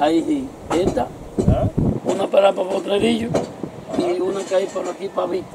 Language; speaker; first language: Spanish; native; Spanish